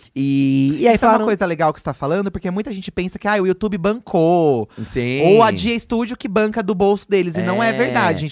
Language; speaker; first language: Portuguese; native; Portuguese